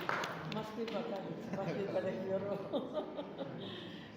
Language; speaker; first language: Russian; non-native, local second language; Azerbaijani